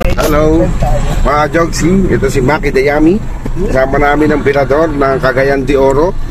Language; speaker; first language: Filipino; native; Filipino